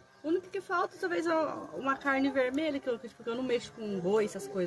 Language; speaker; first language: Portuguese; native; Portuguese